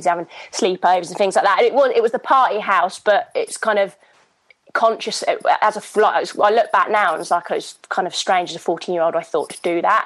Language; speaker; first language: English; native; English